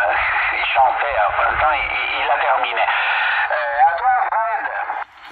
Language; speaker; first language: French; early bilingual, heritage; Italian